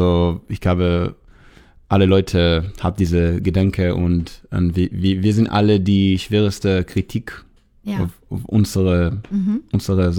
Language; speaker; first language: German; non-native, learner; Hebrew